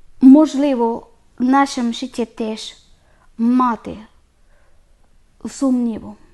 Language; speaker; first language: Ukrainian; non-native, learner; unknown